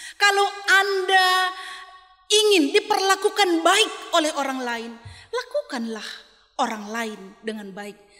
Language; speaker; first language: Indonesian; non-native, local second language; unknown